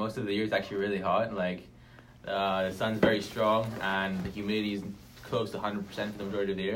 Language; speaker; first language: English; non-native, local second language; Hebrew